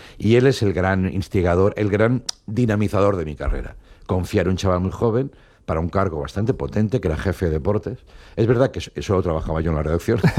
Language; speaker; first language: Spanish; non-native, local second language; Catalan